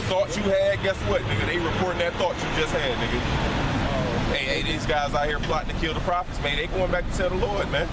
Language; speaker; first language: English; native; English